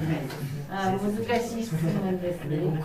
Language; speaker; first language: Japanese; non-native, fluent; French